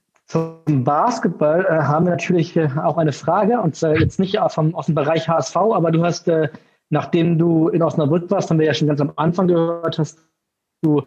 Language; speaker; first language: German; native; German